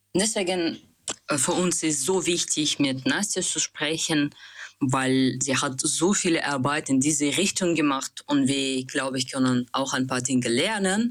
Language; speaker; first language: German; non-native, learner; Russian